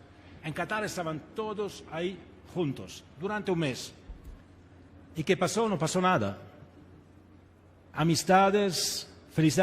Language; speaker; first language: Spanish; non-native, fluent; Italian